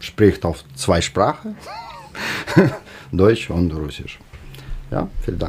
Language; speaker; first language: German; non-native, learner; Russian